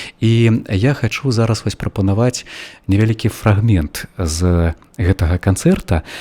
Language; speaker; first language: Belarusian; native; Belarusian